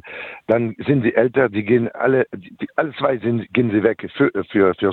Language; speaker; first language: German; non-native, learner; French